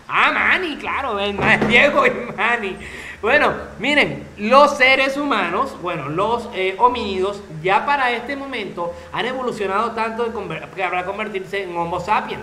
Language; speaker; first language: Spanish; native; Spanish